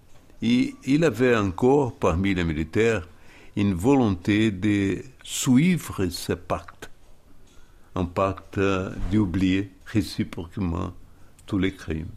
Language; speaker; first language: French; non-native, fluent; Portuguese